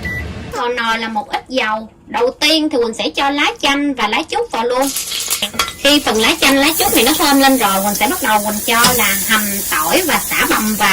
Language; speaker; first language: Vietnamese; native; Vietnamese